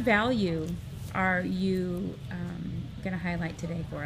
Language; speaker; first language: English; native; English